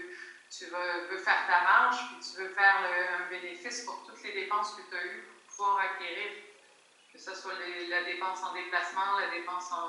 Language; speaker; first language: French; native; French